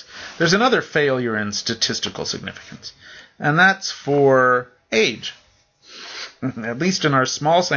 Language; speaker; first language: English; native; English